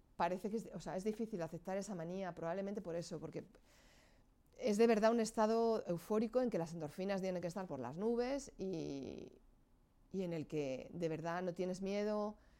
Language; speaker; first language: Spanish; non-native, fluent; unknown